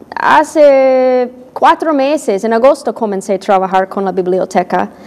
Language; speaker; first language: Spanish; non-native, fluent; English